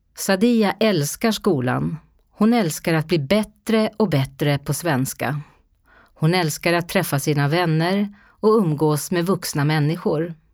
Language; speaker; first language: Swedish; native; Swedish